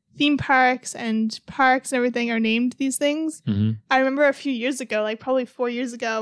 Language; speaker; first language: English; native; English